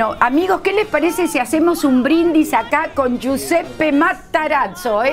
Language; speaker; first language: Spanish; native; Spanish